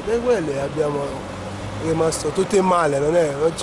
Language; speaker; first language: Italian; non-native, local second language; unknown